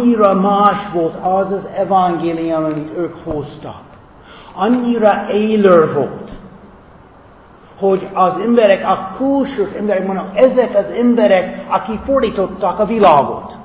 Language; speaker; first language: Hungarian; non-native, fluent; English